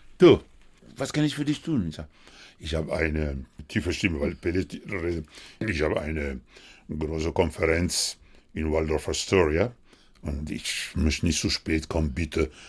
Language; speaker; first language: German; non-native, fluent; Spanish